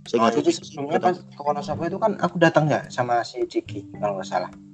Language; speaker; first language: Indonesian; native; Indonesian